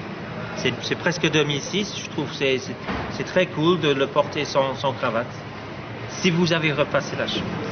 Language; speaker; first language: French; non-native, fluent; English